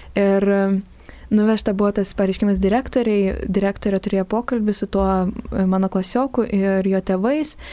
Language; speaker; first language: Lithuanian; native; Lithuanian